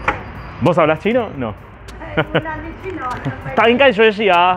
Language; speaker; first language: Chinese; non-native, learner; Spanish